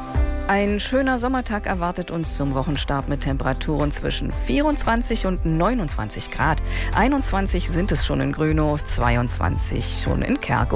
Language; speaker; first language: German; native; German